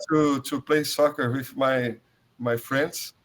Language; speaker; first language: English; non-native, learner; Portuguese